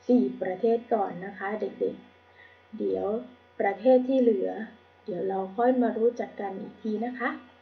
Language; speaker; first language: Thai; native; Thai